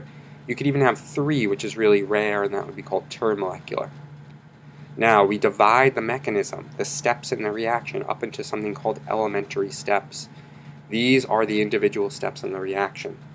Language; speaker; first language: English; native; English